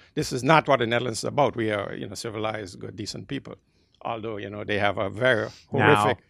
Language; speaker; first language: English; early bilingual, other home language; Dutch